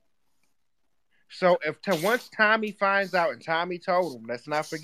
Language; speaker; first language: English; native; English